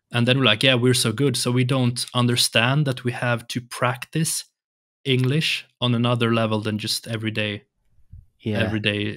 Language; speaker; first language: English; non-native, fluent; Swedish